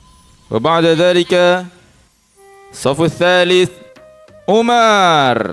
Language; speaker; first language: Arabic; non-native, fluent; Malay